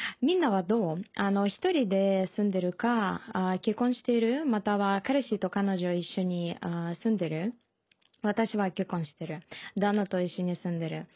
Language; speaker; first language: Japanese; non-native, learner; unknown